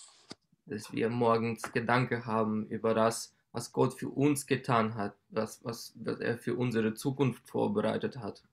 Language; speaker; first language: German; non-native, learner; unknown